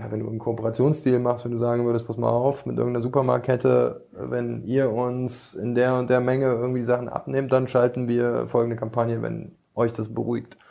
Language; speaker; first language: German; early bilingual, other home language; Bosnian